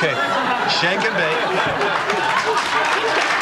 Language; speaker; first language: English; native; English